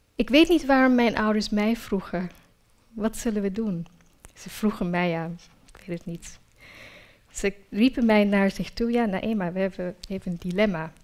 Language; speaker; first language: Dutch; early bilingual, other home language; Urdu